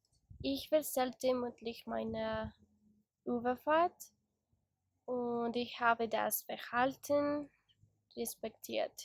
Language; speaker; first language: German; non-native, learner; Spanish